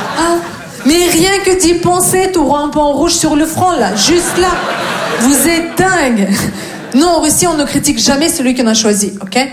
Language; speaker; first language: French; non-native, fluent; Russian